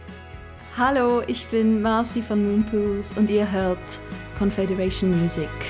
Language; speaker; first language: German; non-native, local second language; English